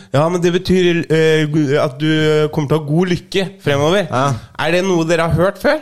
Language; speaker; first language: Norwegian; native; Norwegian